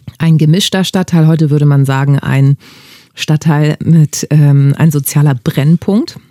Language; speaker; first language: German; early bilingual, other home language; Greek